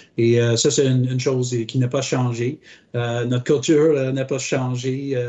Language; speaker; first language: French; non-native, local second language; English